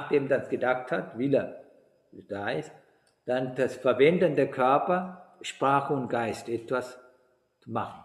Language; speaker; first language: German; non-native, fluent; Sinhala